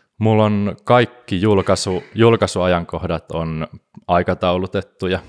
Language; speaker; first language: Finnish; native; Finnish